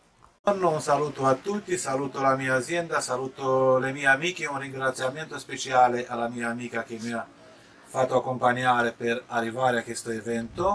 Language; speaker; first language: Italian; non-native, fluent; Romanian